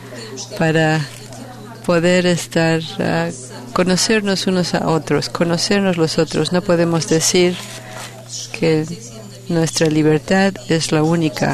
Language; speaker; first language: Spanish; non-native, fluent; Portuguese